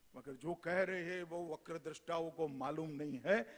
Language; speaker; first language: Hindi; non-native, local second language; Gujarati